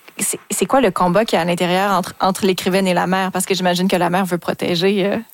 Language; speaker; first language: French; native; French